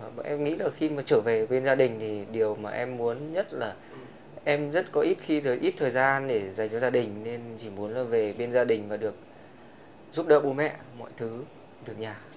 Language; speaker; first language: Vietnamese; native; Vietnamese